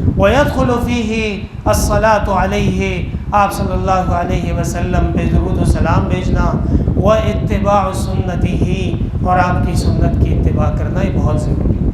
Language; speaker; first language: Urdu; non-native, local second language; Pashto